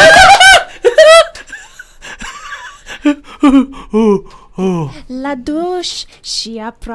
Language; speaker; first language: English; non-native, local second language; Romanian